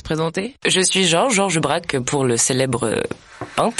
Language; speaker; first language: French; native; French